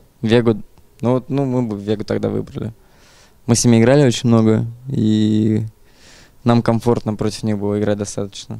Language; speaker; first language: Russian; native; Russian